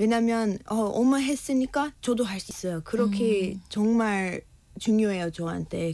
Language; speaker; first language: Korean; non-native, learner; English